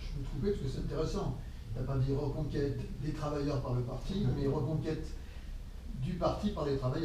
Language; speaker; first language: French; native; French